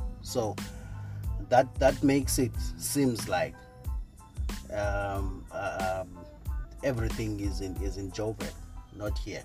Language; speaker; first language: English; non-native, local second language; Xhosa